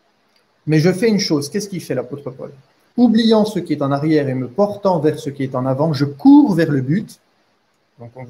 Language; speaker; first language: French; native; French